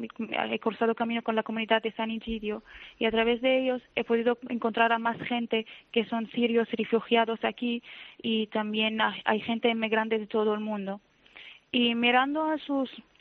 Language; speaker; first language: Spanish; non-native, fluent; Arabic